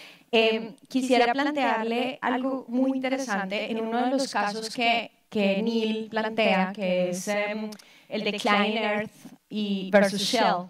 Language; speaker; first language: Spanish; native; Spanish